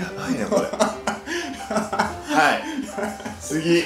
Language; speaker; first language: Japanese; native; Japanese